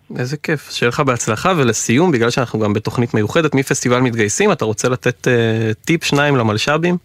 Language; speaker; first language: Hebrew; native; Hebrew